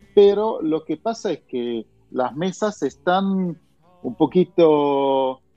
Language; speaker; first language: Spanish; non-native, fluent; German